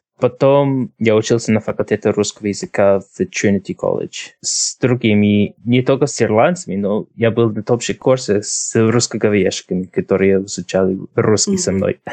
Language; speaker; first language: Russian; non-native, fluent; English